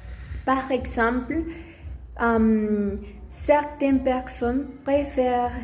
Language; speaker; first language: French; non-native, learner; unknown